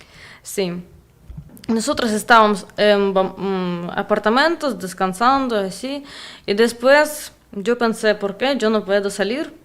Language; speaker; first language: Spanish; non-native, learner; Russian